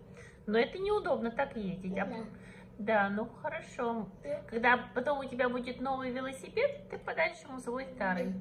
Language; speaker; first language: Russian; native; Russian